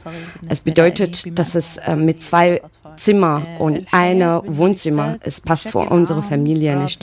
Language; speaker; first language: German; non-native, learner; Arabic